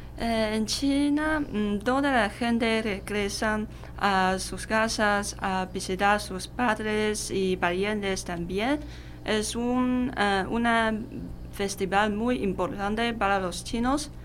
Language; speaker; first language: Spanish; non-native, learner; Chinese